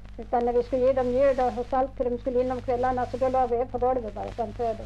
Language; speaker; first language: Swedish; native; Swedish